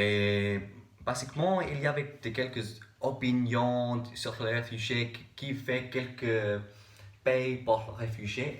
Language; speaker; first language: French; non-native, learner; English